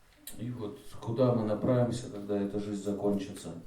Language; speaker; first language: Russian; native; Russian